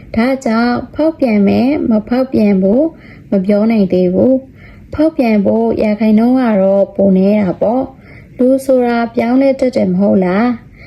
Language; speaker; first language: Burmese; non-native, local second language; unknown